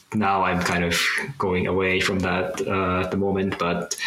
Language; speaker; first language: English; non-native, fluent; Japanese